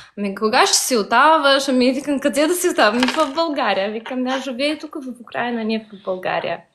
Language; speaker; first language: Bulgarian; early bilingual, heritage; Bulgarian